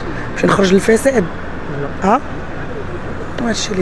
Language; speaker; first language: Arabic; native; Arabic